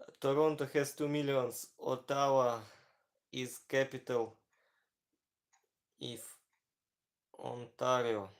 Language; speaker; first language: English; non-native, learner; Ukrainian